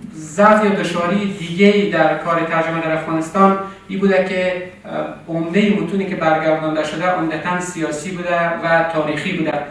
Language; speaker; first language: Persian; native; Persian